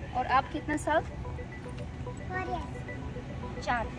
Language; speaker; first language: Hindi; non-native, learner; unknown